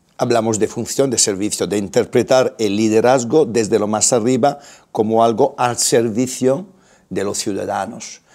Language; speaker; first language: Spanish; non-native, fluent; Italian